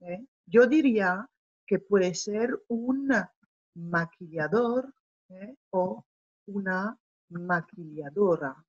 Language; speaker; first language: Spanish; non-native, fluent; French